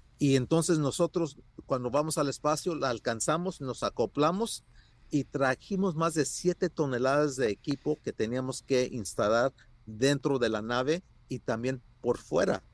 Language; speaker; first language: Spanish; early bilingual, heritage; Spanish